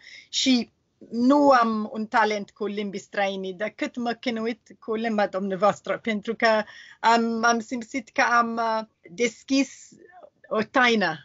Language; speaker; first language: Romanian; non-native, learner; English